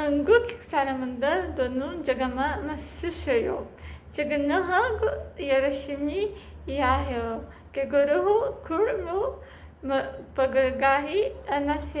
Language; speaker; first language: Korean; non-native, learner; Portuguese